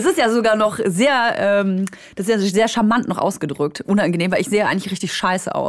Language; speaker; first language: German; native; German